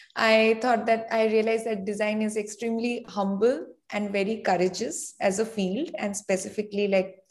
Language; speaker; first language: English; non-native, fluent; Spanish